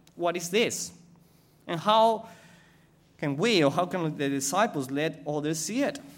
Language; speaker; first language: English; non-native, fluent; Spanish